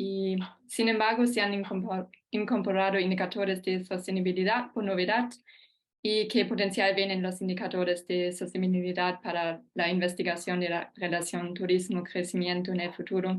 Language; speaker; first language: Spanish; non-native, fluent; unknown